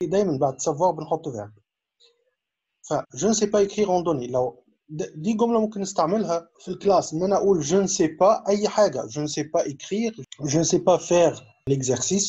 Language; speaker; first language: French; non-native, fluent; Arabic